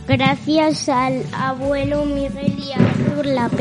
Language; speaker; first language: Spanish; native; Spanish